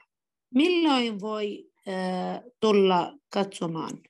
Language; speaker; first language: Finnish; non-native, learner; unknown